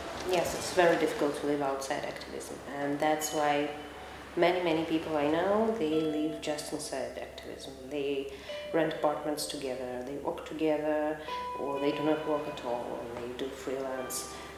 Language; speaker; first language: English; non-native, fluent; Russian